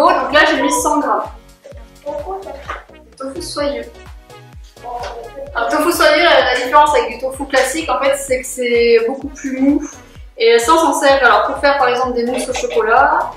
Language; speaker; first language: French; native; French